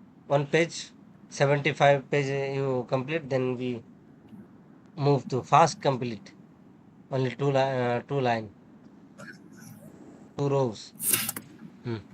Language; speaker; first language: English; non-native, learner; Urdu